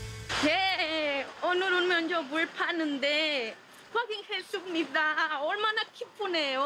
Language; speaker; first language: Korean; non-native, learner; Spanish